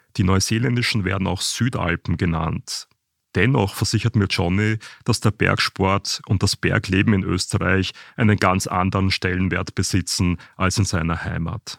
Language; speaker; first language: German; native; German